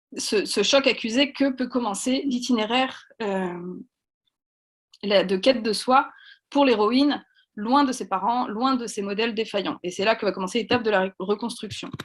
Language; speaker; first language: French; native; French